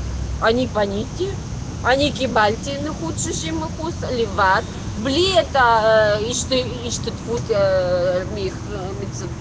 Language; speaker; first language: Hebrew; non-native, local second language; Russian